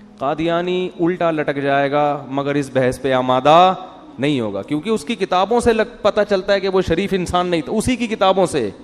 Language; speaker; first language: Urdu; native; Urdu